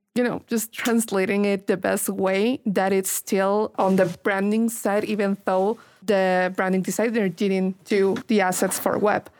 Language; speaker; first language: English; non-native, fluent; Spanish